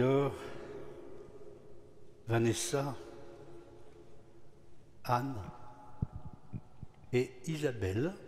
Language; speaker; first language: French; native; French